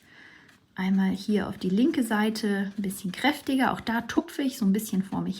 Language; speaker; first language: German; native; German